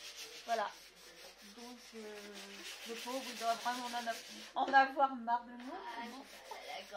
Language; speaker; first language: French; native; French